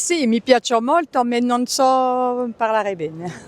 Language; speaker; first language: Italian; early bilingual, heritage; Italian